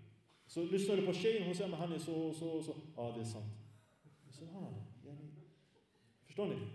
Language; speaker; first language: Swedish; early bilingual, other home language; Arabic